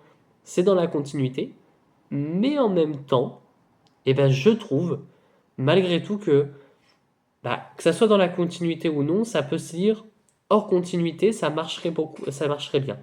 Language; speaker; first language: French; native; French